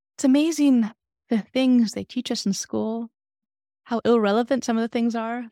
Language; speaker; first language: English; native; English